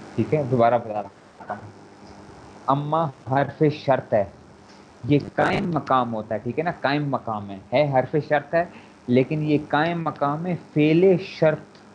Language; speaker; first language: Urdu; native; Urdu